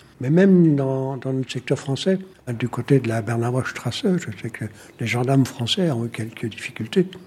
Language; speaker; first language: French; native; French